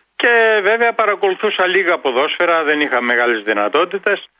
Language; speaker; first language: Greek; native; Greek